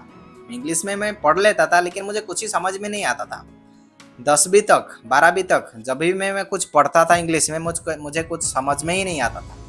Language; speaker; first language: Hindi; non-native, local second language; Odia